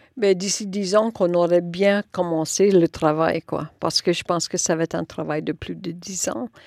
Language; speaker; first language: French; non-native, local second language; English